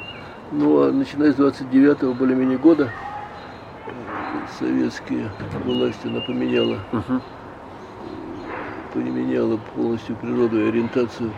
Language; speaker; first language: Russian; native; Russian